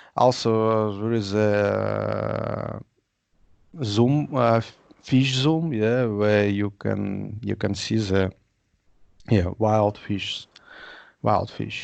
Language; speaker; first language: English; non-native, learner; Russian